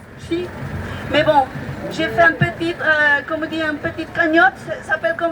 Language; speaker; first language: French; non-native, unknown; Spanish